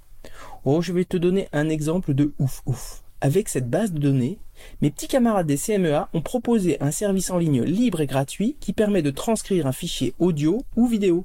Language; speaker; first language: French; native; French